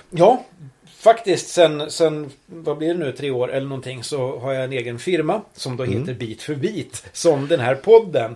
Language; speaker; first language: Swedish; native; Swedish